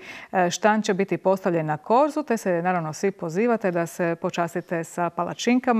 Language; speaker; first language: Croatian; native; Croatian